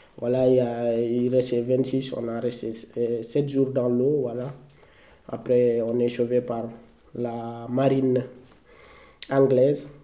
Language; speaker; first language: French; non-native, local second language; Fula